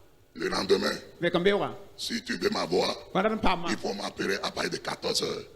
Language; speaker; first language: French; non-native, local second language; Fon